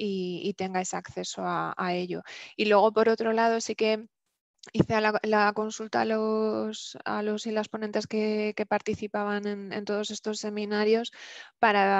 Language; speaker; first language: Spanish; native; Spanish